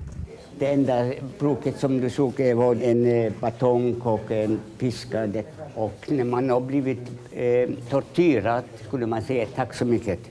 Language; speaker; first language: Swedish; non-native, fluent; Polish